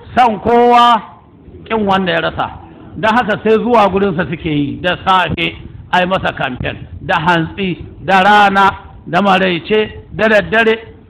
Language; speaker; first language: Hausa; native; Hausa